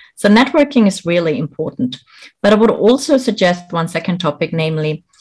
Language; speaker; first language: English; non-native, fluent; German